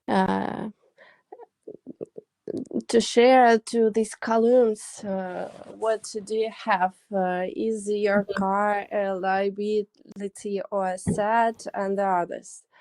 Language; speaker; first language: English; non-native, learner; Russian